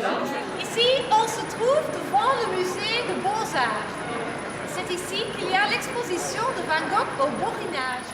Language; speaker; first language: French; non-native, learner; Dutch